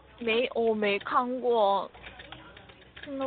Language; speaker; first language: Chinese; non-native, learner; Korean